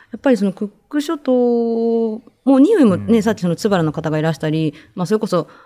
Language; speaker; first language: Japanese; native; Japanese